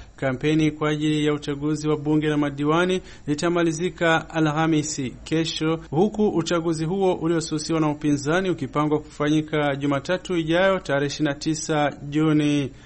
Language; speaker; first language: Swahili; non-native, local second language; Rundi